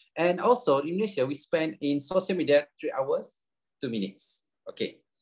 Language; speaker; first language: English; non-native, local second language; Malay